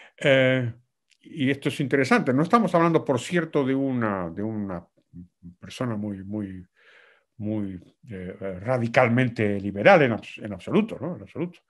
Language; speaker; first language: Spanish; native; Spanish